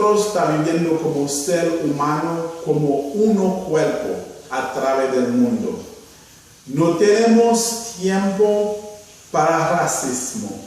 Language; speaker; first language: Spanish; non-native, fluent; Haitian Creole